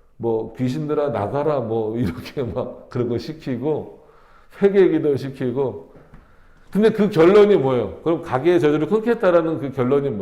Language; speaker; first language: Korean; native; Korean